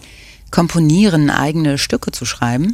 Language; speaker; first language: German; native; German